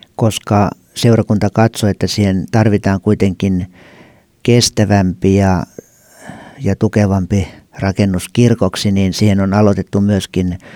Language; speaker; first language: Finnish; native; Finnish